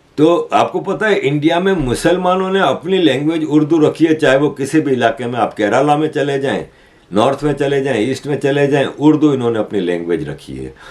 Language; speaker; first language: Urdu; native; Urdu